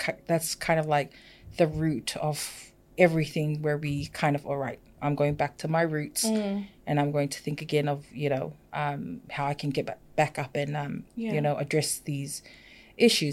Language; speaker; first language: English; non-native, fluent; Samoan